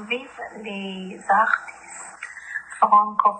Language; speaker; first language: French; non-native, learner; Persian